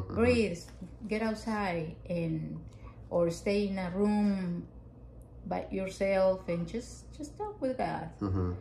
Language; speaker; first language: English; non-native, fluent; Spanish